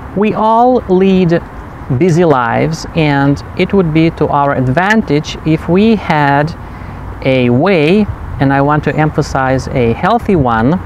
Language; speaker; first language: English; non-native, fluent; Russian